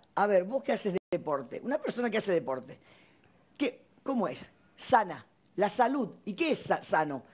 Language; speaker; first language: Spanish; native; Spanish